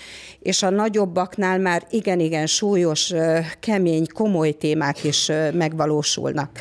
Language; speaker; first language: Hungarian; native; Hungarian